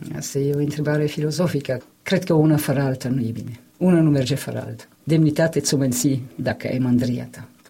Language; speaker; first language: Romanian; non-native, fluent; French